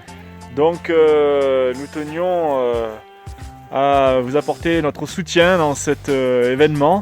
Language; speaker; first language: French; native; French